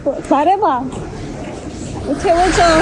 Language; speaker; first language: Korean; non-native, fluent; Turkmen